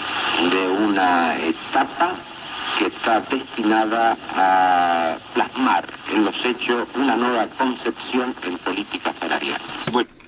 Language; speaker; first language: Spanish; native; Spanish